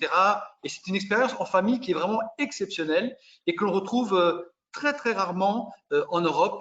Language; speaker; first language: French; native; French